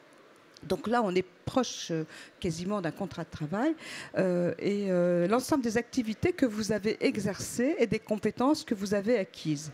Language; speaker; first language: French; native; French